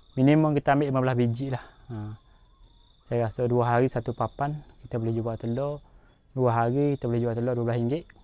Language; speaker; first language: Malay; native; Malay